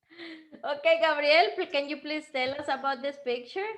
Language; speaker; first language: English; non-native, fluent; Spanish